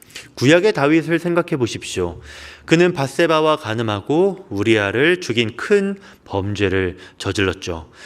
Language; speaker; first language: Korean; native; Korean